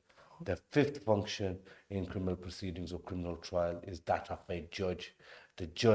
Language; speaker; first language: English; native; English